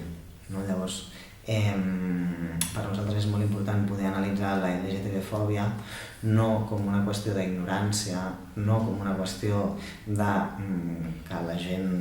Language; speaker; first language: Catalan; native; Catalan